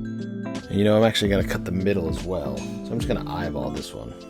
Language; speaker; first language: English; native; English